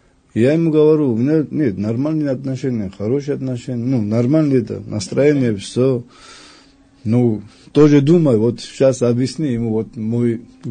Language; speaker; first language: Russian; non-native, fluent; Georgian